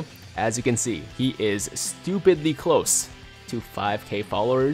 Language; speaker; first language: English; native; English